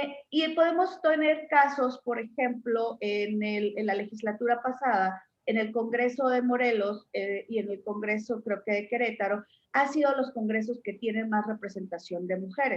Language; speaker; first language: Spanish; native; Spanish